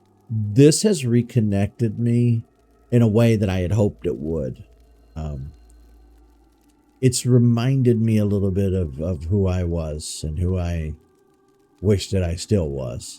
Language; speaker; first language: English; native; English